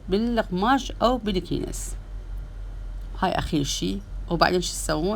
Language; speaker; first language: Arabic; native; Arabic